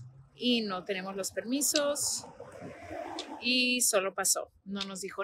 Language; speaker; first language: Spanish; early bilingual, heritage; Spanish